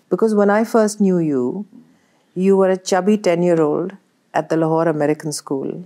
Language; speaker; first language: English; non-native, local second language; Punjabi